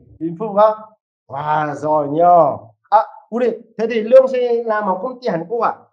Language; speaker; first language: Vietnamese; non-native, fluent; Korean